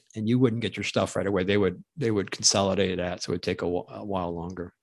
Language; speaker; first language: English; native; English